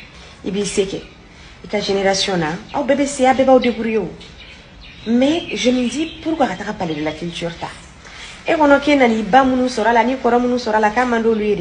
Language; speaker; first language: French; non-native, local second language; Bambara